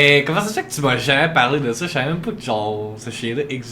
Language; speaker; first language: French; native; French